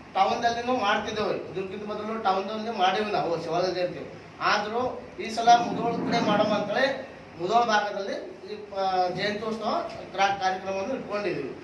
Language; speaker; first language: Kannada; non-native, local second language; Lambadi